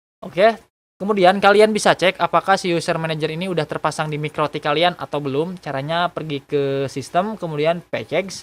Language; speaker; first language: Indonesian; native; Indonesian